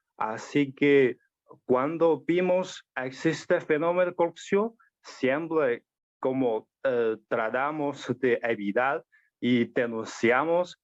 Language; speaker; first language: Spanish; non-native, learner; Chinese